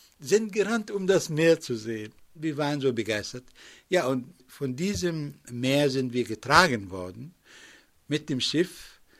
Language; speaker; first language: German; non-native, fluent; Arabic